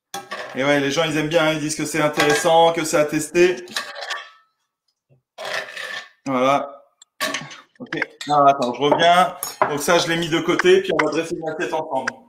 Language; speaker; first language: French; native; French